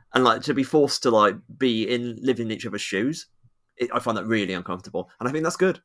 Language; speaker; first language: English; native; English